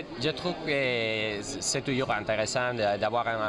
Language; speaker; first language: French; non-native, fluent; Spanish